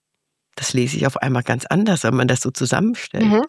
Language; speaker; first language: German; native; German